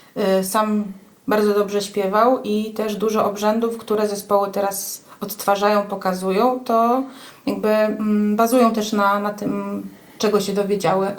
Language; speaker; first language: Polish; native; Polish